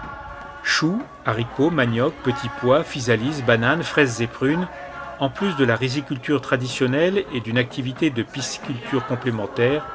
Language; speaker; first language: French; native; French